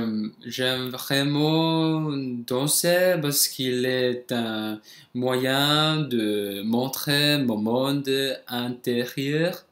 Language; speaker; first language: French; non-native, learner; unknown